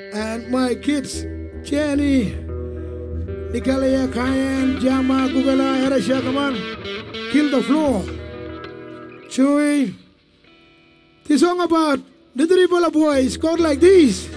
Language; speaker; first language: English; non-native, local second language; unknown